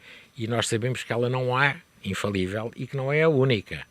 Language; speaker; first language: Portuguese; native; Portuguese